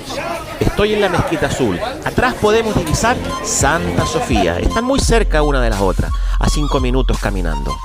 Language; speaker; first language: Spanish; native; Spanish